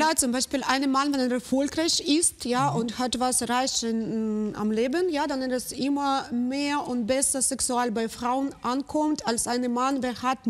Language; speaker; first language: German; non-native, fluent; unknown